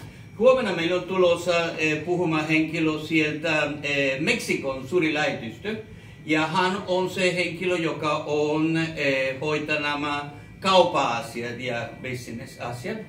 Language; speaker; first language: Finnish; non-native, fluent; Spanish